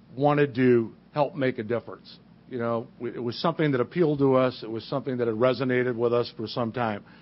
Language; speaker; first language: English; native; English